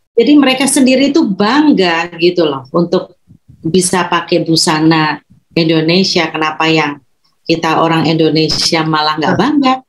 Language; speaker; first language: Indonesian; native; Indonesian